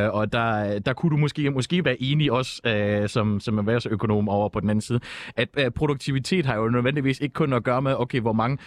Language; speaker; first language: Danish; native; Danish